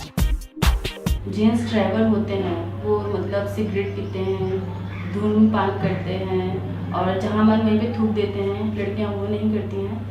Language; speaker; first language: Hindi; native; Hindi